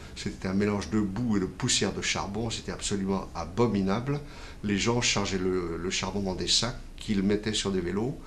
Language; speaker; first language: French; native; French